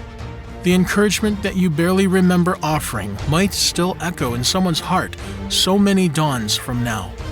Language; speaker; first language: English; native; English